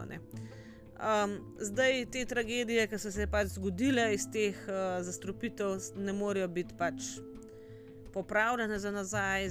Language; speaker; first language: Slovenian; native; Slovenian